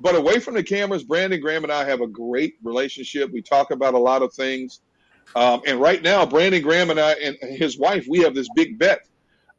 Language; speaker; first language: English; native; English